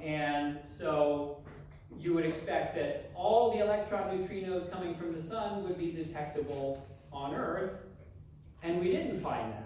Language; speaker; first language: English; native; English